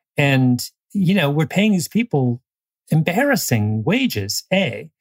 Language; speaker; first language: English; native; English